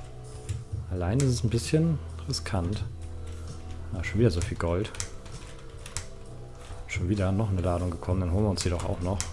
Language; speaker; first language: German; native; German